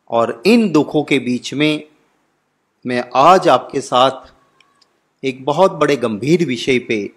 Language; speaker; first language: Hindi; non-native, local second language; Gujarati